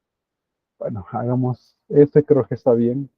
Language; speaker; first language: Spanish; native; Spanish